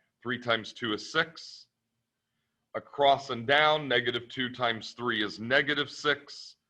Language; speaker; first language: English; native; English